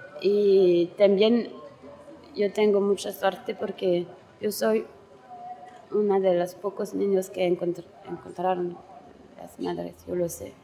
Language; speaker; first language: Spanish; non-native, learner; French